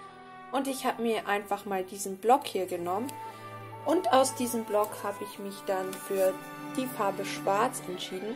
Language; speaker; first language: German; native; German